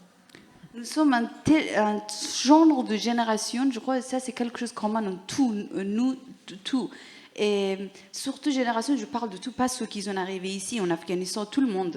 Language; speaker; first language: French; non-native, learner; Persian